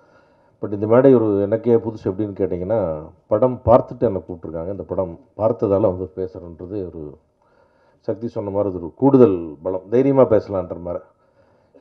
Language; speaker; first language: Tamil; native; Tamil